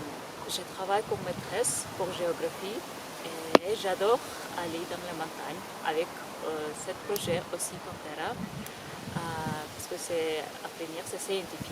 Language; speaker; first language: French; non-native, learner; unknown